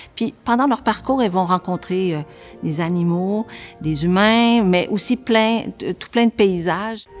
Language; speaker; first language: French; native; French